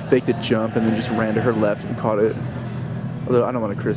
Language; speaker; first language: English; native; English